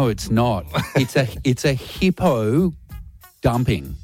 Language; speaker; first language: English; native; English